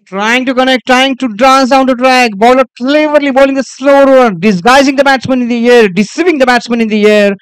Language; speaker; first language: English; non-native, local second language; Marathi